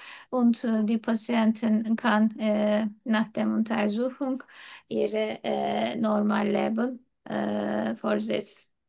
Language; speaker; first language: German; non-native, learner; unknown